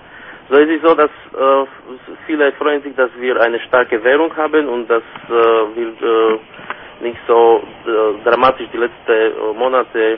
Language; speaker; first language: German; non-native, fluent; Slovak